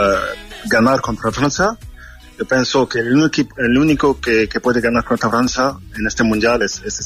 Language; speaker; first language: Spanish; non-native, fluent; French